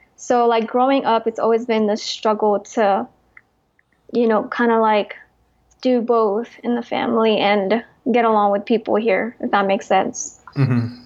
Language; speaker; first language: English; early bilingual, other home language; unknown